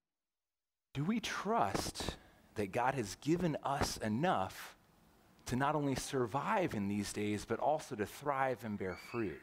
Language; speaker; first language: English; native; English